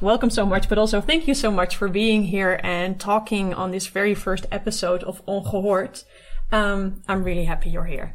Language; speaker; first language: English; non-native, fluent; Dutch